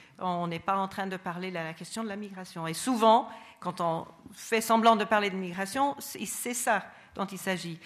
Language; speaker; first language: French; non-native, fluent; English